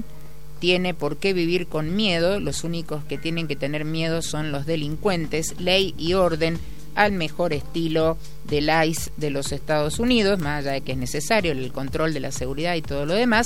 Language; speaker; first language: Spanish; native; Spanish